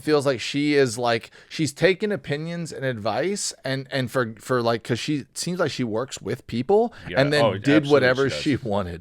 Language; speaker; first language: English; native; English